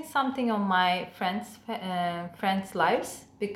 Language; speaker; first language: English; non-native, fluent; Turkish